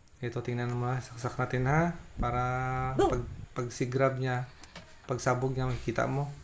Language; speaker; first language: Filipino; non-native, local second language; Hiligaynon